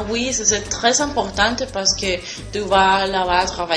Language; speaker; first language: French; non-native, learner; Spanish